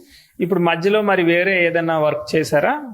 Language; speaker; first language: Telugu; native; Telugu